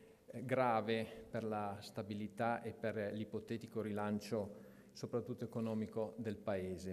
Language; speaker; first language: Italian; native; Italian